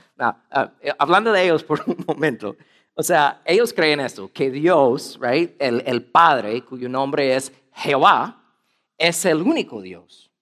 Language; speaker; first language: Spanish; non-native, fluent; English